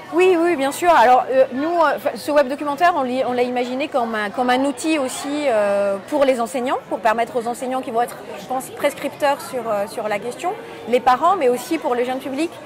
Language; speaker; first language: French; native; French